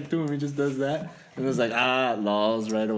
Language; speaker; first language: English; native; English